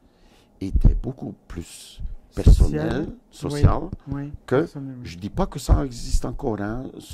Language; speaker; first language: French; non-native, local second language; Dutch